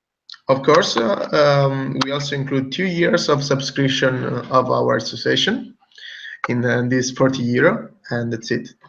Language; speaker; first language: English; non-native, fluent; Italian